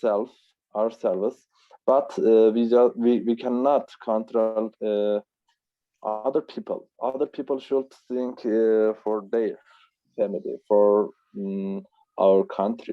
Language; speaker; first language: English; non-native, learner; Turkish